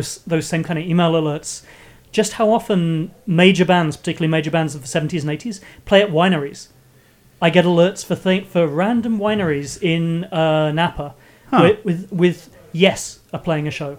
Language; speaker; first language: English; native; English